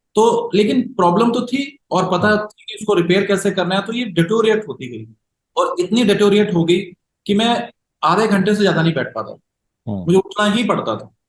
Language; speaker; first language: Hindi; native; Hindi